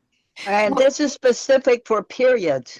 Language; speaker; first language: English; native; English